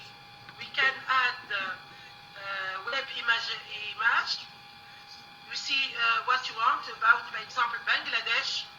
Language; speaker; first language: English; non-native, learner; Arabic